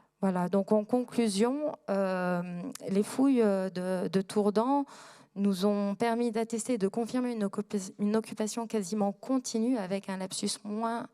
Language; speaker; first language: French; native; French